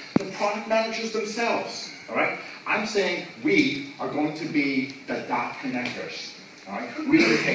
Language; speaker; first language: English; native; English